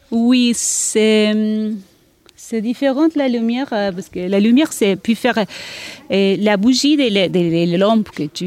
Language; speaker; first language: French; non-native, learner; Spanish